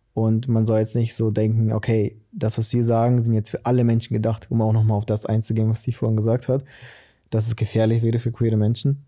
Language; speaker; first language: German; early bilingual, other home language; Portuguese